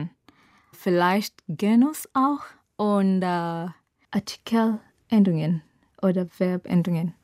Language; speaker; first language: German; non-native, learner; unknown